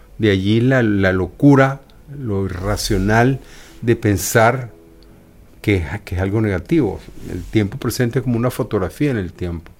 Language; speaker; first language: Spanish; native; Spanish